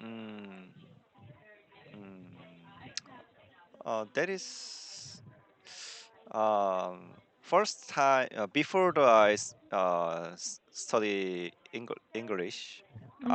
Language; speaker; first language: English; non-native, learner; Korean